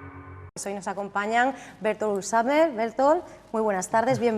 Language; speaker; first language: Spanish; native; Spanish